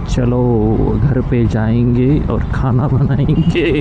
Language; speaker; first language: Hindi; non-native, local second language; Marathi